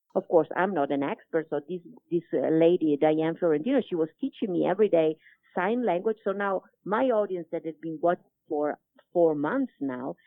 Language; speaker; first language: English; non-native, fluent; Italian